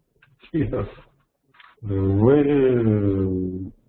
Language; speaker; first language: English; non-native, learner; Russian